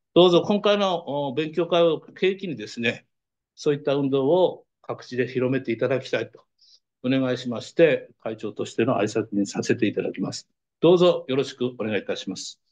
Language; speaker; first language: Japanese; native; Japanese